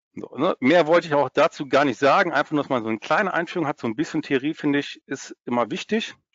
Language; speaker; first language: German; native; German